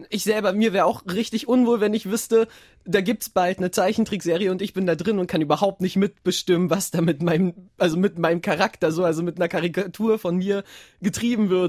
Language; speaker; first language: German; native; German